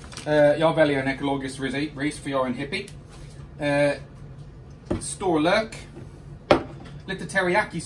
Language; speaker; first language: Swedish; non-native, fluent; English